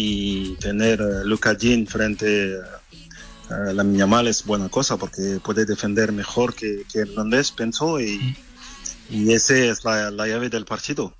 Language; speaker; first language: Spanish; non-native, fluent; French